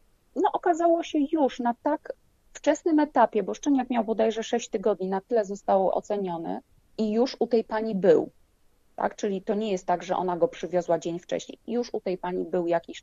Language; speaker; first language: Polish; native; Polish